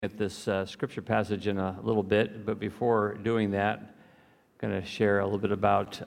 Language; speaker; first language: English; native; English